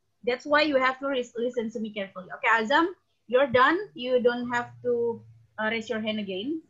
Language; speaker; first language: English; non-native, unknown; Indonesian